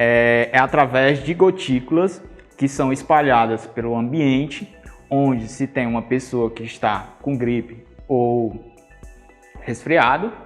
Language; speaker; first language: Portuguese; native; Portuguese